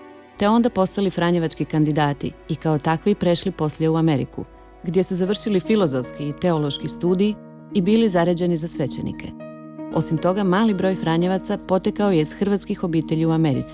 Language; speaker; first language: Croatian; native; Croatian